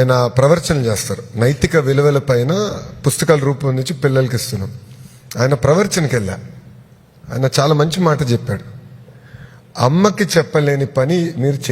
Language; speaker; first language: Telugu; native; Telugu